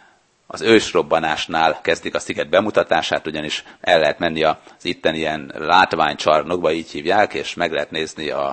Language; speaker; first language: Hungarian; native; Hungarian